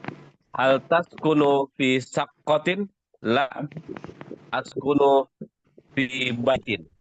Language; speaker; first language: Arabic; non-native, learner; Indonesian